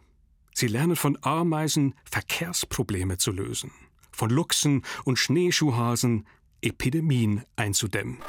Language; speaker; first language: German; native; German